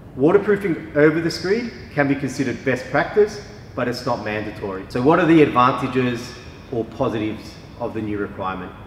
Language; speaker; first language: English; native; English